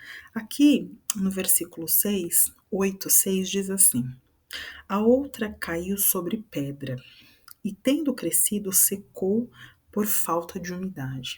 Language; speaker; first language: Portuguese; native; Portuguese